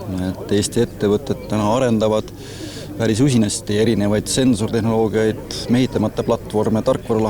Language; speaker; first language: Estonian; native; Estonian